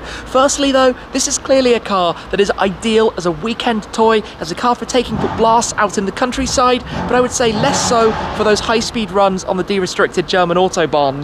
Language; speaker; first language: English; native; English